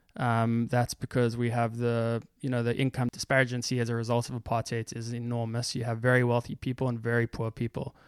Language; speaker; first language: English; native; English